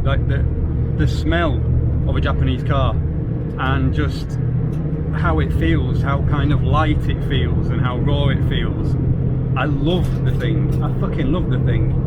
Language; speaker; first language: English; native; English